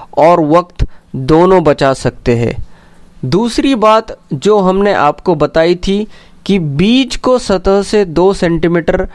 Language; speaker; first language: Hindi; non-native, local second language; Marathi